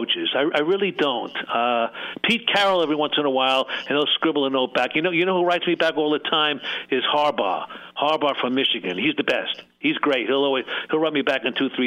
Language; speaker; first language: English; native; English